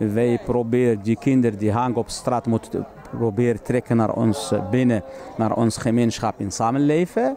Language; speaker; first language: Dutch; non-native, learner; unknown